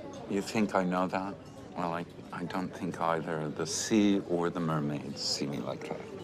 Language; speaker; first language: English; native; English